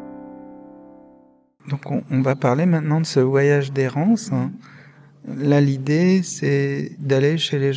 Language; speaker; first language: French; native; French